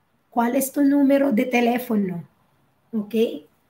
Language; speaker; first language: Spanish; non-native, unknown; Filipino